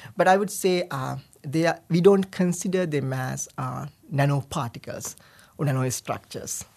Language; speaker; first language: English; non-native, local second language; Sinhala